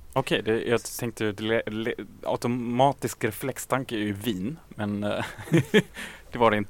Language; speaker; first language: Swedish; native; Swedish